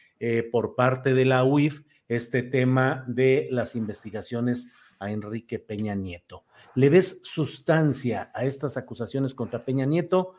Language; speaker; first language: Spanish; native; Spanish